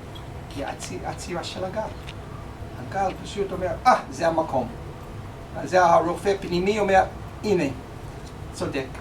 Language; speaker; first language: Hebrew; non-native, fluent; English